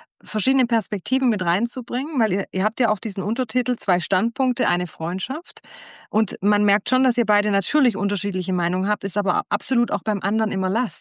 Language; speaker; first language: German; native; German